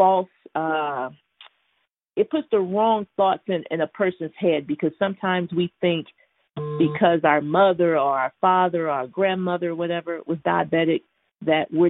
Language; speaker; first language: English; native; English